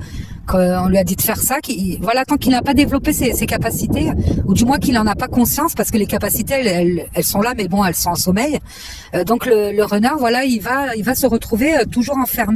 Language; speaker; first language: French; native; French